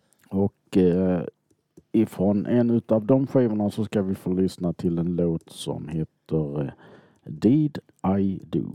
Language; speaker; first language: Swedish; native; Swedish